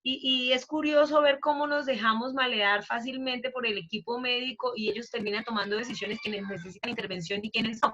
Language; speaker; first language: Spanish; native; Spanish